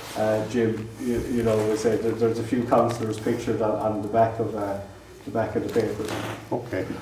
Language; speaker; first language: English; native; English